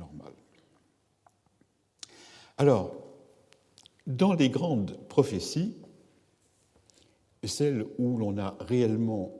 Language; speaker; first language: French; native; French